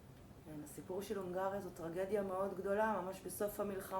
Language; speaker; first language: Hebrew; native; Hebrew